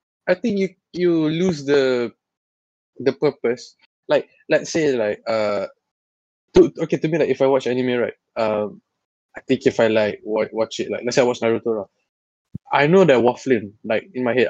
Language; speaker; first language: English; non-native, local second language; Malay